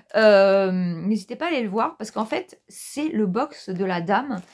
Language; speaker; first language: French; native; French